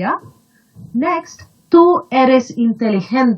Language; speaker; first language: Spanish; non-native, fluent; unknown